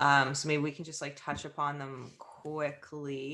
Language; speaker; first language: English; native; English